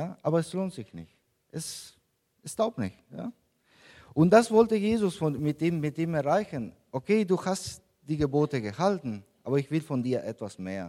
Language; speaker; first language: German; non-native, fluent; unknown